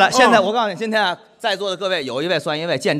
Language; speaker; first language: Chinese; native; Chinese